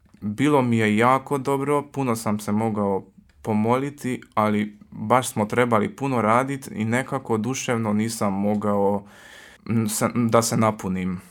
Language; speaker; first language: Croatian; early bilingual, heritage; Croatian